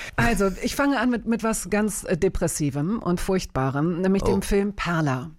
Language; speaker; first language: German; native; German